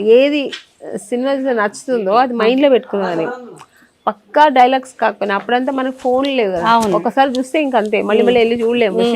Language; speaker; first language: Telugu; non-native, local second language; Kannada